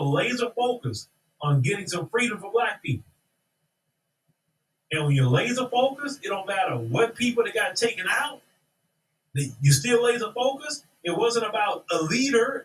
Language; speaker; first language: English; native; English